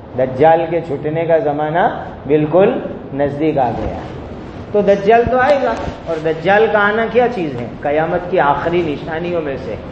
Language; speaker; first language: Urdu; non-native, local second language; Gujarati